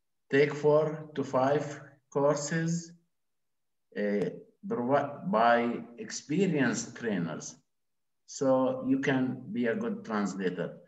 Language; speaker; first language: English; non-native, fluent; Arabic